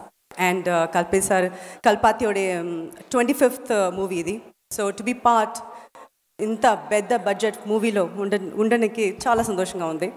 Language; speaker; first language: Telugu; non-native, fluent; Tamil